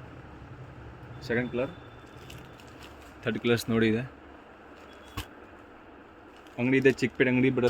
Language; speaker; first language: Kannada; non-native, local second language; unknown